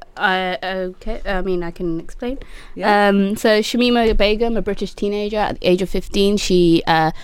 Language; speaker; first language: English; native; English